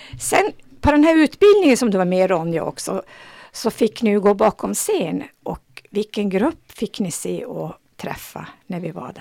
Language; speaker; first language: Swedish; native; Swedish